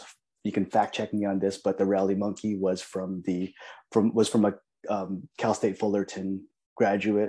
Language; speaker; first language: English; early bilingual, other home language; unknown